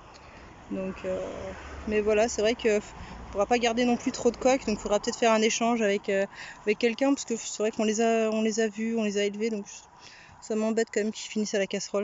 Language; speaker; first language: French; native; French